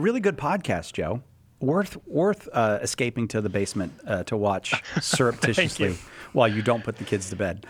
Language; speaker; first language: English; native; English